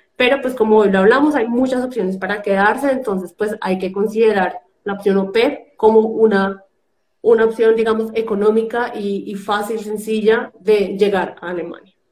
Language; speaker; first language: Spanish; native; Spanish